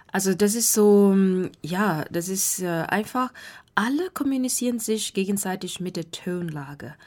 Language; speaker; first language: German; non-native, learner; Burmese